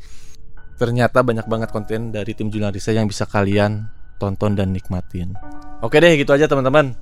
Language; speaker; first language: Indonesian; native; Indonesian